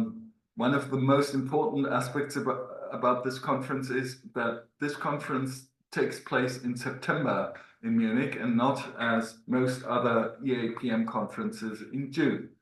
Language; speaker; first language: English; non-native, fluent; German